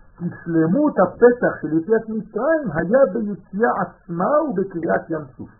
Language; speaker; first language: Hebrew; non-native, fluent; French